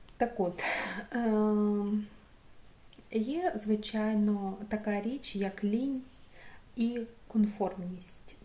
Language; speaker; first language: Ukrainian; non-native, local second language; Russian